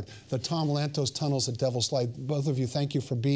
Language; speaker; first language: English; native; English